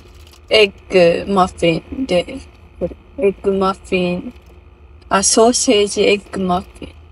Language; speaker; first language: Japanese; non-native, fluent; Filipino